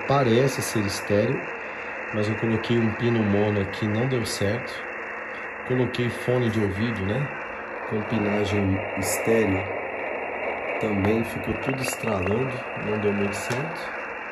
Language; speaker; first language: Portuguese; native; Portuguese